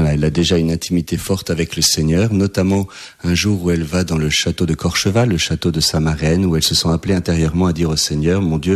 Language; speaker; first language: French; native; French